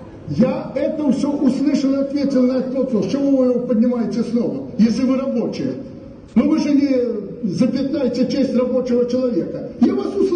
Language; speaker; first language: Russian; native; Russian